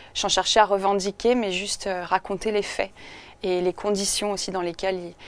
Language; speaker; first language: French; native; French